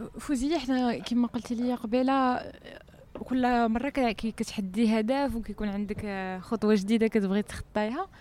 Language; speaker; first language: Arabic; native; Arabic